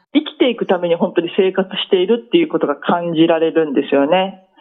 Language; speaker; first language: Japanese; native; Japanese